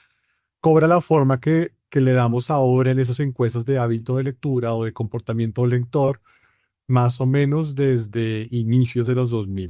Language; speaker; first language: Spanish; native; Spanish